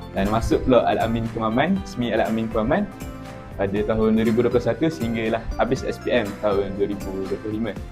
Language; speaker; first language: Malay; native; Malay